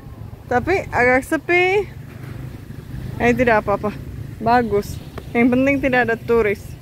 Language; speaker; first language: Indonesian; non-native, fluent; Czech